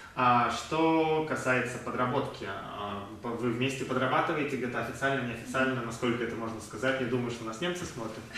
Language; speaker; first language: Russian; native; Russian